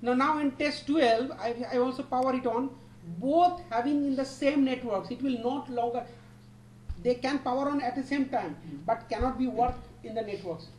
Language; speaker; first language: English; non-native, local second language; Bangla